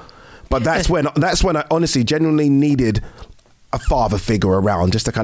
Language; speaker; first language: English; native; English